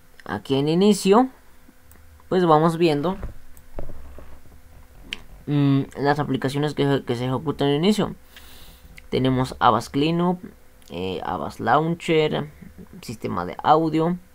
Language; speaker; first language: Spanish; native; Spanish